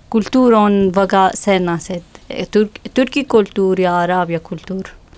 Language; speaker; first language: Estonian; non-native, learner; Arabic